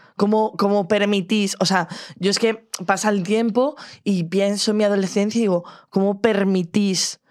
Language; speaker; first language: Spanish; native; Spanish